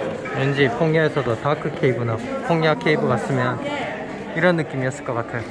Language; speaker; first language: Korean; native; Korean